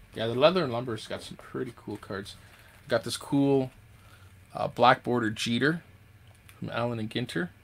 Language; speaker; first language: English; native; English